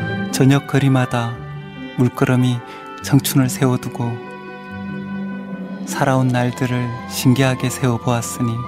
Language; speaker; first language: Korean; native; Korean